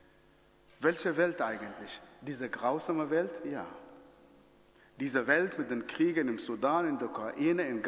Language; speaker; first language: German; non-native, fluent; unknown